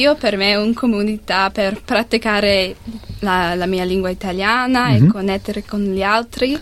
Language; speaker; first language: Italian; early bilingual, heritage; English